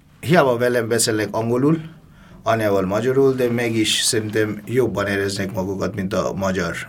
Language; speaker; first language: Hungarian; non-native, fluent; Bangla